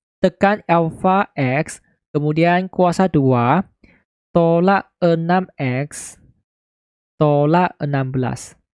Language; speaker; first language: Malay; non-native, local second language; Chinese